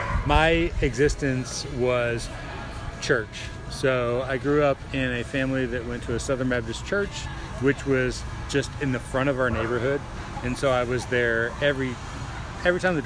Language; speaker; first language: English; native; English